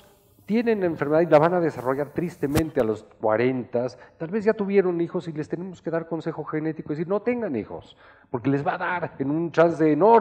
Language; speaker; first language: Spanish; native; Spanish